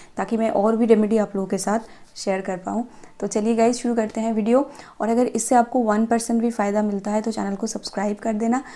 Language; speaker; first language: Hindi; non-native, local second language; Bangla